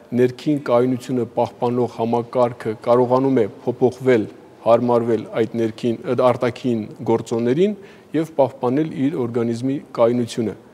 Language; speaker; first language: Armenian; native; Armenian